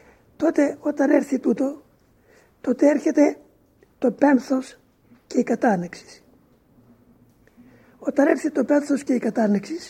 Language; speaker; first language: Greek; native; Greek